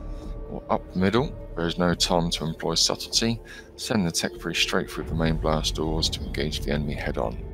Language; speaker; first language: English; native; English